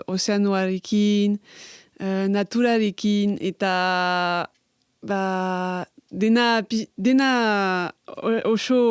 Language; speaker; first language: Basque; non-native, local second language; French